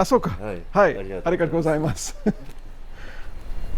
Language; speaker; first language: Japanese; non-native, learner; English